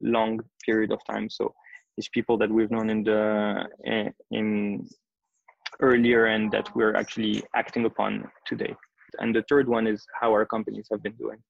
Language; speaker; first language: English; non-native, fluent; French